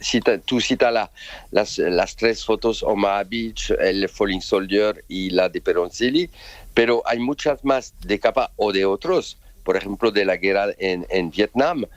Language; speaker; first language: Spanish; non-native, fluent; French